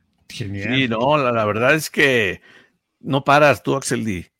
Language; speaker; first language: Spanish; native; Spanish